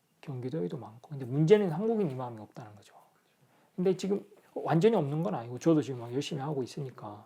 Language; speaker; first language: Korean; native; Korean